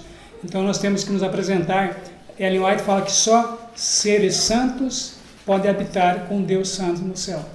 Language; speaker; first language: Portuguese; native; Portuguese